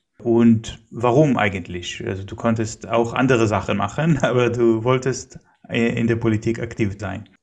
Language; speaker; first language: German; non-native, fluent; Hebrew